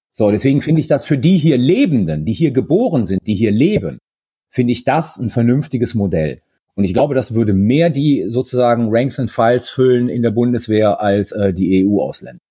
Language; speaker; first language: German; early bilingual, other home language; Italian